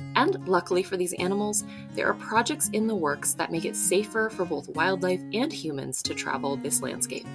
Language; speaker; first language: English; native; English